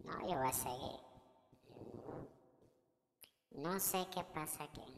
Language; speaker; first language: Spanish; native; Spanish